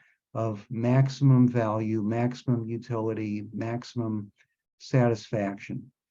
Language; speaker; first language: English; native; English